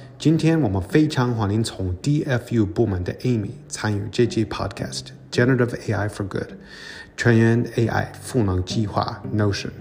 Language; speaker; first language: Chinese; native; Chinese